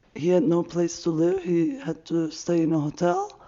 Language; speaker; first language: English; non-native, fluent; Turkish